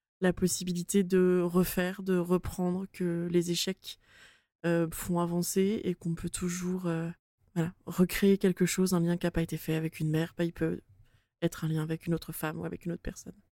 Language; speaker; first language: French; native; French